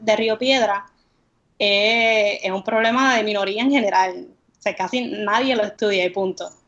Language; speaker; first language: Spanish; native; Spanish